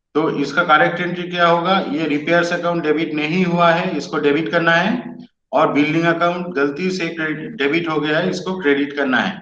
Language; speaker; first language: Hindi; non-native, local second language; Bangla